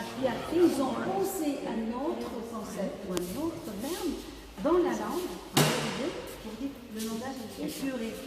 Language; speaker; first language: French; non-native, local second language; Arabic